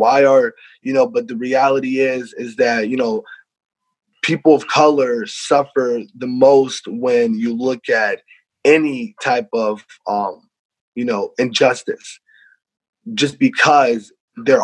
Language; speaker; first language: English; native; English